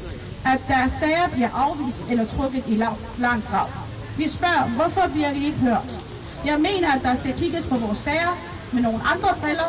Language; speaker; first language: Danish; non-native, fluent; Persian